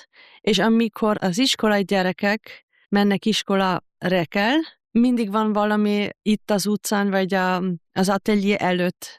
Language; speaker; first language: Hungarian; non-native, learner; German